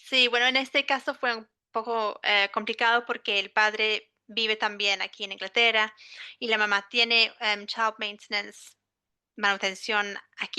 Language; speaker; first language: Spanish; non-native, fluent; English